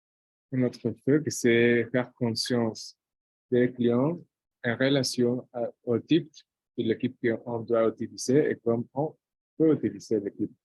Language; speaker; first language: French; non-native, fluent; Portuguese